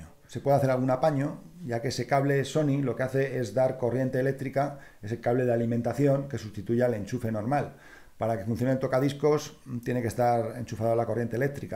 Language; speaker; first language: Spanish; native; Spanish